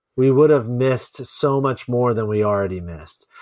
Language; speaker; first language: English; native; English